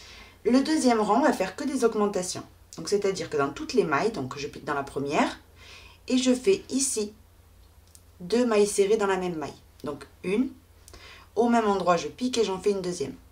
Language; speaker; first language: French; native; French